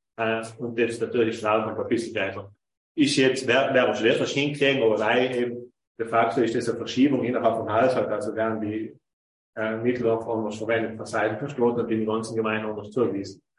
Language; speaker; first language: German; native; German